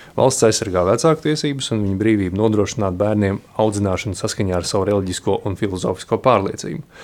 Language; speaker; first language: Latvian; native; Latvian